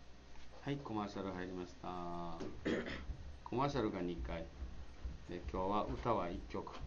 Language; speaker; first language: Japanese; native; Japanese